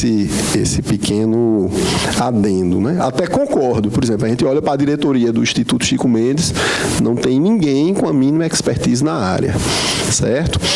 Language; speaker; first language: Portuguese; native; Portuguese